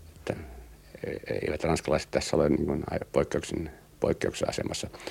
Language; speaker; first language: Finnish; native; Finnish